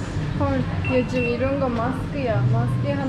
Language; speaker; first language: Korean; non-native, learner; Turkish